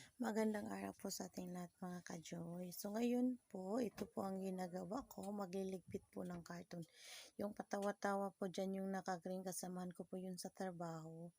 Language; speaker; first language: Filipino; non-native, local second language; Cebuano